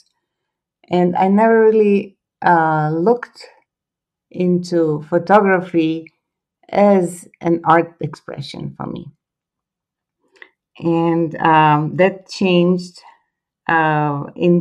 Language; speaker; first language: English; non-native, fluent; Croatian